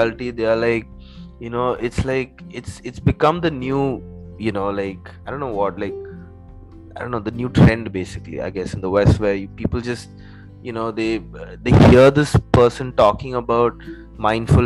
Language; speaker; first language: English; native; English